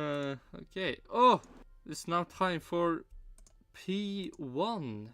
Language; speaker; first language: English; non-native, fluent; Swedish